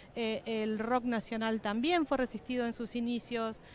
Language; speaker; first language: Spanish; native; Spanish